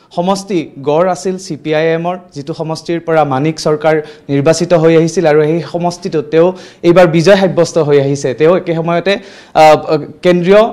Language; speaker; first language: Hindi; non-native, local second language; Assamese